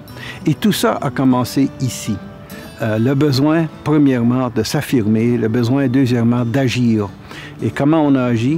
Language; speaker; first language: French; native; French